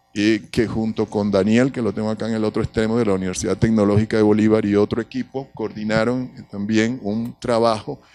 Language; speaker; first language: Spanish; native; Spanish